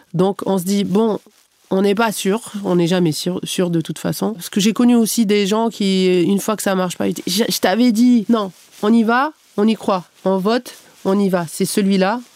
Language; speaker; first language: French; non-native, local second language; Arabic